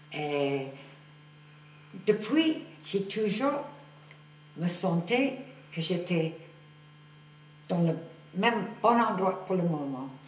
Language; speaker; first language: French; non-native, fluent; English